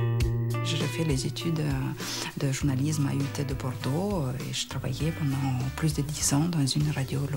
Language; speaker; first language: French; non-native, fluent; Lithuanian